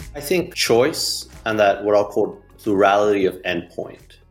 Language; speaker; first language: English; non-native, local second language; Hindi